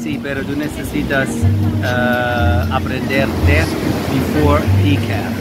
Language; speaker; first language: Spanish; non-native, learner; English